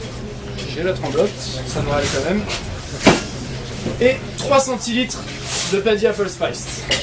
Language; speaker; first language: French; non-native, fluent; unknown